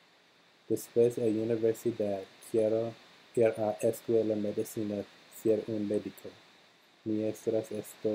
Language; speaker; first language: Spanish; non-native, learner; English